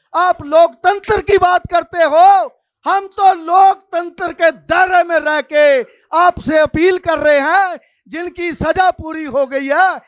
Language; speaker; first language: Hindi; non-native, local second language; Punjabi